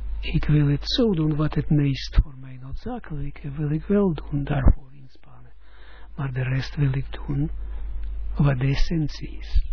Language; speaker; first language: Dutch; non-native, fluent; Russian